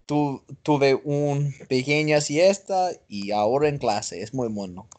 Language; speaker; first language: Spanish; non-native, learner; English